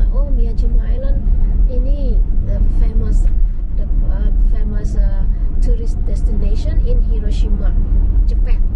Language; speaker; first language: English; non-native, learner; Indonesian